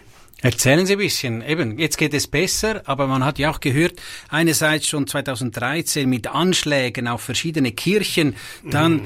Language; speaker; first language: German; native; German